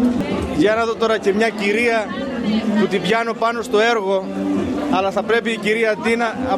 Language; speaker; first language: Greek; native; Greek